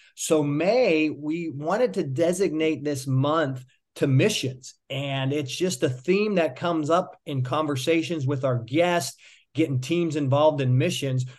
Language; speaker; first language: English; native; English